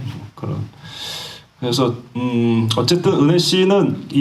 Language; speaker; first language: Korean; native; Korean